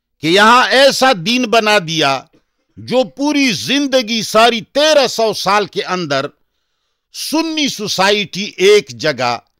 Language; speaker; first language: Urdu; non-native, local second language; Pashto